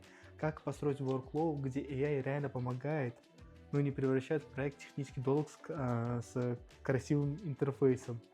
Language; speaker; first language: Russian; native; Russian